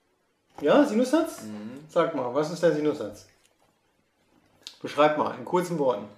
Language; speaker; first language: German; native; German